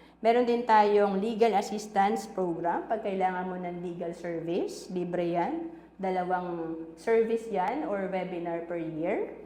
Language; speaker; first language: Filipino; native; Filipino